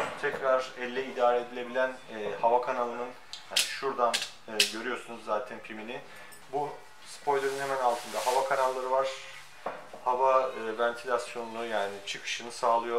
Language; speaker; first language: Turkish; native; Turkish